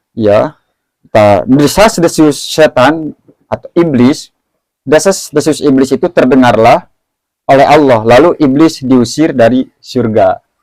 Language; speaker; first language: Indonesian; non-native, local second language; Sundanese